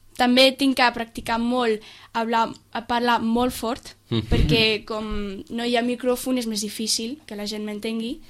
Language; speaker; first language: Catalan; early bilingual, other home language; English